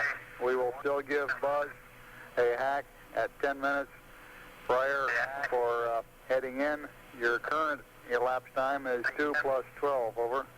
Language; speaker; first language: English; native; English